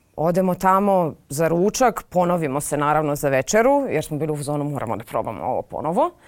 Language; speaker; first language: Serbian; native; Serbian